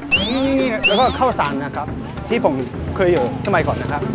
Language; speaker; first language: Thai; non-native, fluent; Japanese